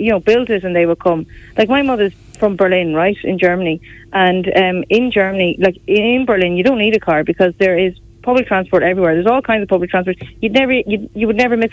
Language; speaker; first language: English; native; English